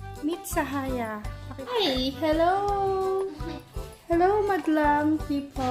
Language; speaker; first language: English; non-native, local second language; Filipino